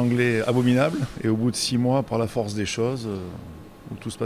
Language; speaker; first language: French; native; French